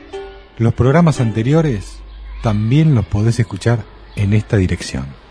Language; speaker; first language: Spanish; native; Spanish